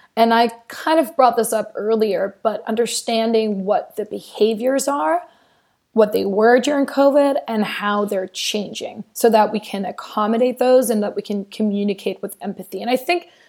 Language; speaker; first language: English; non-native, fluent; Danish